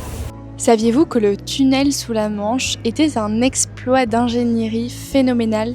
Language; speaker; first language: French; native; French